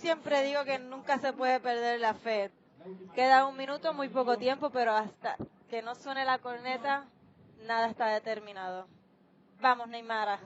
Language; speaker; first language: Spanish; native; Spanish